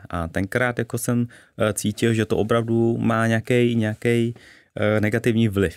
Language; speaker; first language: Czech; early bilingual, other home language; Vietnamese